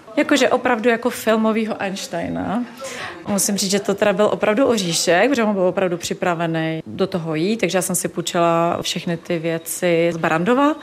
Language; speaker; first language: Czech; native; Czech